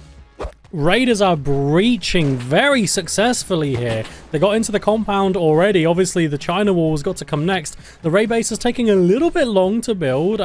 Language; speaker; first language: English; native; English